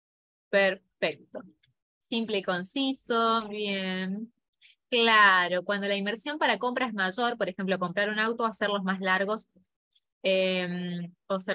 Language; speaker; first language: Spanish; native; Spanish